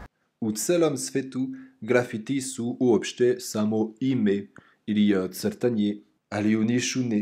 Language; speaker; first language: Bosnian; non-native, learner; French